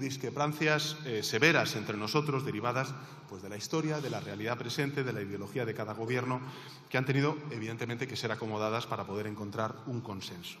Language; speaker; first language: Spanish; native; Spanish